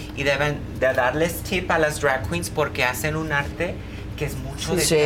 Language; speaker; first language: Spanish; early bilingual, heritage; Spanish